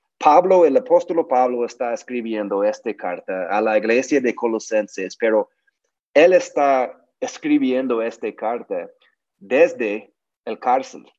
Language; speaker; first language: Spanish; non-native, learner; English